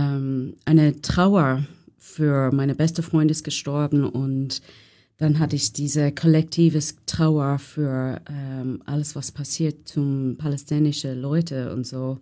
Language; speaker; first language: German; non-native, learner; English